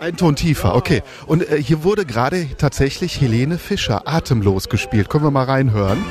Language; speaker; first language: German; native; German